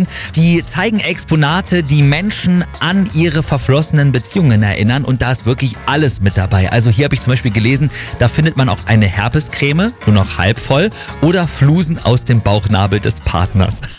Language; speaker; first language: German; native; German